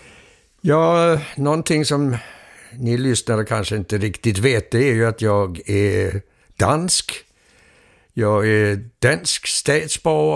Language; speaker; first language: Swedish; early bilingual, heritage; Swedish